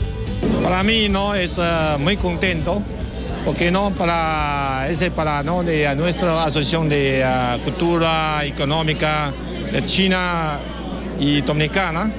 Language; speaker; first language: Spanish; non-native, learner; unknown